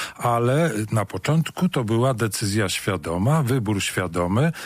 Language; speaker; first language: Polish; native; Polish